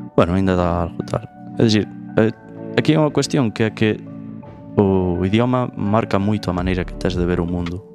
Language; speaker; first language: Galician; native; Galician